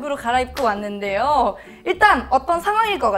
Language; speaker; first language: Korean; non-native, fluent; Thai